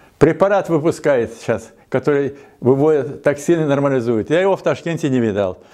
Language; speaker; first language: Russian; native; Russian